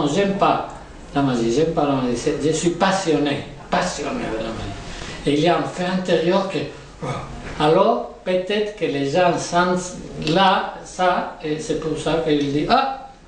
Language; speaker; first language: French; non-native, learner; Spanish